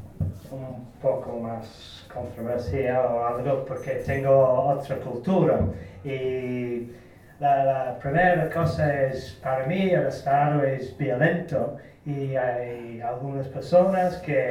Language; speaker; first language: Spanish; non-native, learner; Turkish